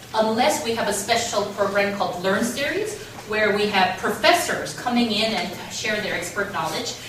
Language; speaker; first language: English; non-native, fluent; Korean